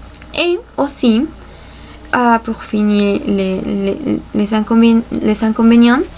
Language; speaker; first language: French; non-native, fluent; Spanish